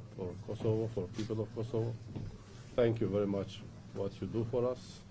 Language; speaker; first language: English; non-native, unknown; Albanian